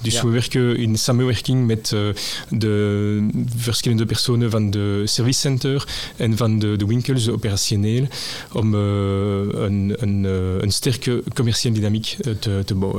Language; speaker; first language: Dutch; non-native, local second language; French